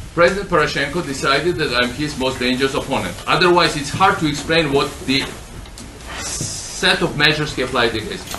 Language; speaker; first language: English; non-native, fluent; Georgian